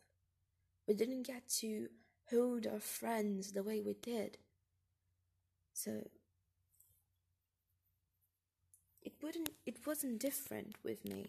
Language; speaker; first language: English; non-native, fluent; Portuguese